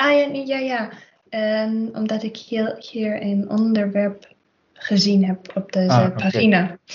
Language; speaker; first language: Dutch; non-native, learner; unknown